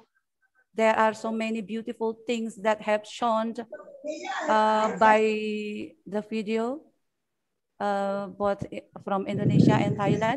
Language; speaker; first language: English; non-native, fluent; Indonesian